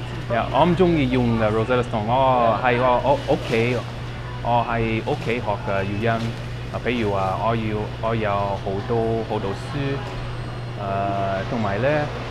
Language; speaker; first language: Cantonese; non-native, learner; English